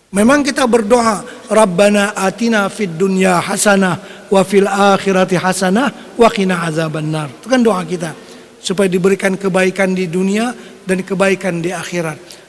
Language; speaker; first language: Indonesian; non-native, local second language; Banjar